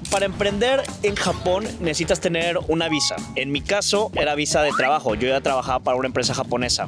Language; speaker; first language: Spanish; native; Spanish